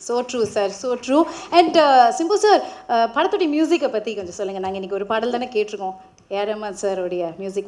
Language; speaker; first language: Tamil; native; Tamil